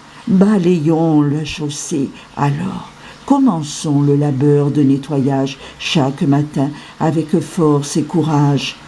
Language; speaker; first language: French; native; French